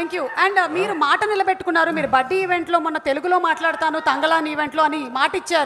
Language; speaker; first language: Telugu; native; Telugu